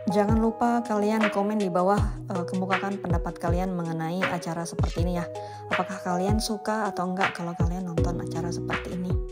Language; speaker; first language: Indonesian; native; Indonesian